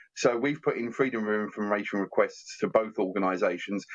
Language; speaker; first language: English; native; English